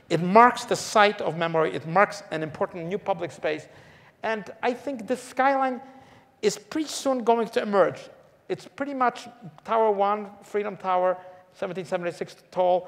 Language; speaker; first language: English; early bilingual, other home language; Polish